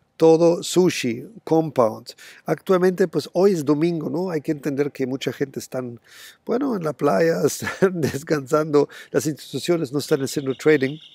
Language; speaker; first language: Spanish; non-native, fluent; German